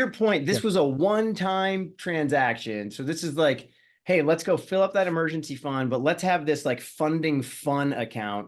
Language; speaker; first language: English; native; English